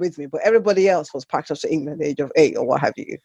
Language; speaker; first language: English; non-native, local second language; Yoruba